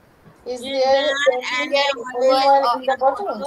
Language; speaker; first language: English; non-native, learner; Bangla